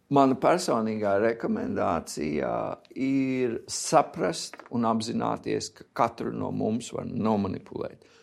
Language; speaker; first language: Latvian; native; Latvian